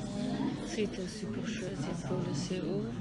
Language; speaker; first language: French; non-native, learner; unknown